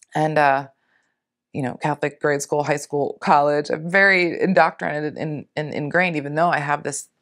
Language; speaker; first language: English; native; English